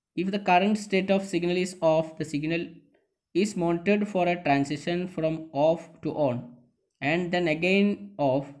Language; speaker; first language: English; non-native, local second language; Malayalam